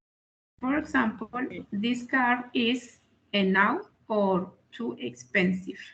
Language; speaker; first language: English; non-native, learner; Spanish